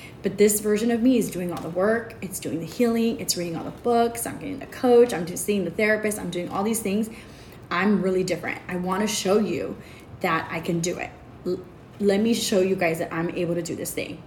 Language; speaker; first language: English; early bilingual, other home language; Spanish